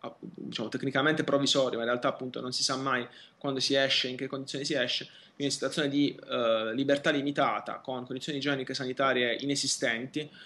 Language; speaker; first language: Italian; native; Italian